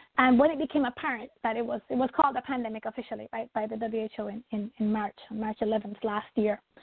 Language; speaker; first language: English; native; English